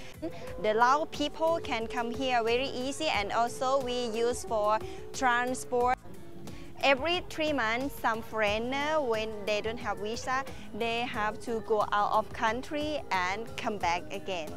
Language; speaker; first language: English; non-native, learner; Thai